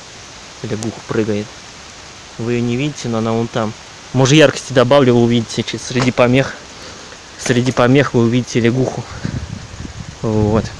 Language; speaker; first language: Russian; native; Russian